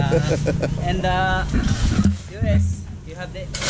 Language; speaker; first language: English; non-native, learner; Filipino